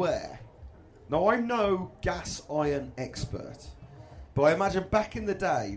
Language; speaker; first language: English; native; English